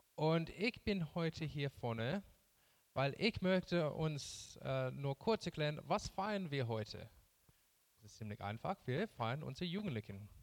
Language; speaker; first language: German; non-native, fluent; English